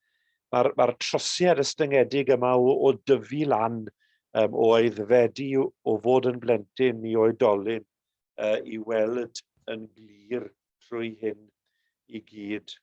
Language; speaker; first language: Welsh; native; Welsh